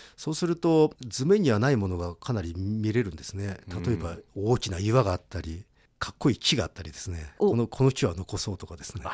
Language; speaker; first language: Japanese; native; Japanese